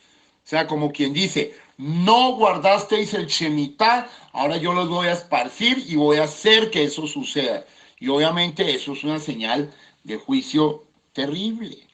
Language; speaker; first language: Spanish; native; Spanish